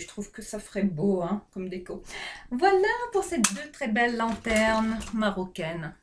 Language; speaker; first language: French; native; French